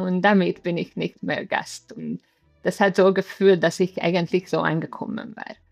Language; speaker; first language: German; non-native, fluent; Hungarian